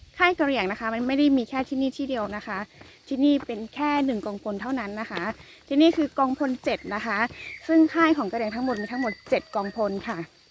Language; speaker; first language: Thai; non-native, local second language; Karen languages